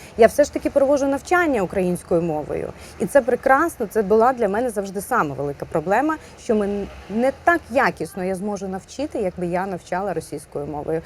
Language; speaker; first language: Ukrainian; non-native, local second language; Russian